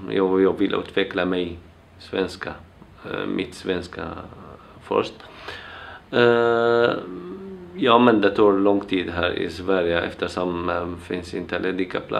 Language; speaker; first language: Swedish; non-native, learner; Arabic